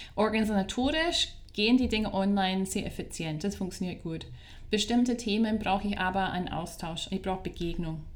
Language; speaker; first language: German; non-native, fluent; English